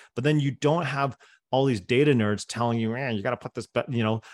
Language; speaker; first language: English; non-native, fluent; Cantonese